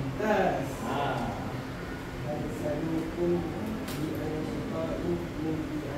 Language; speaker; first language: Arabic; non-native, learner; Malay